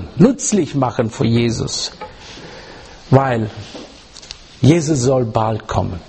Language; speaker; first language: German; non-native, learner; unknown